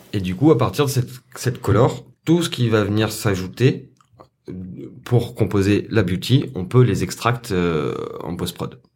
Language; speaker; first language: French; native; French